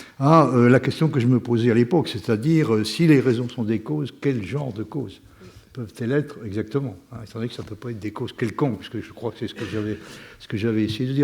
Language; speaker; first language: French; native; French